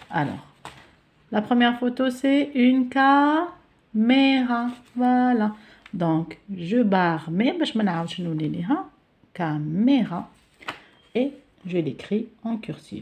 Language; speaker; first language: French; non-native, local second language; Arabic